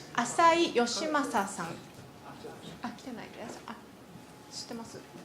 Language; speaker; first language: Japanese; native; Japanese